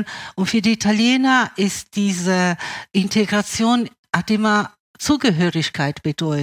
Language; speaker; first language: German; early bilingual, other home language; Italian